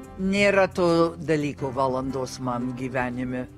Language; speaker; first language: Lithuanian; early bilingual, heritage; Lithuanian